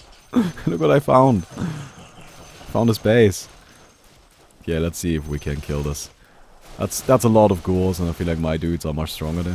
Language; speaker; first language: English; non-native, fluent; German